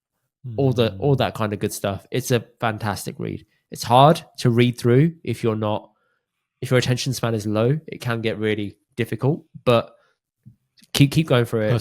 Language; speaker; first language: English; early bilingual, other home language; Punjabi